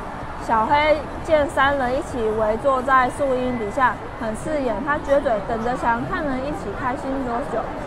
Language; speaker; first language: Chinese; native; Chinese